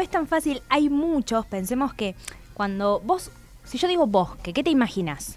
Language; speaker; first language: Spanish; native; Spanish